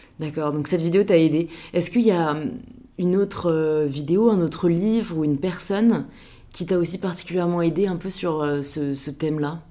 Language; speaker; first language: French; native; French